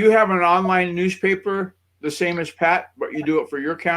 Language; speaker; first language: English; native; English